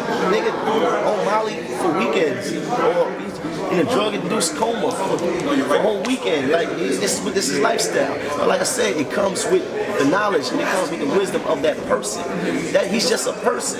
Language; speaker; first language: English; native; English